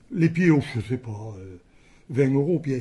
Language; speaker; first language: French; native; French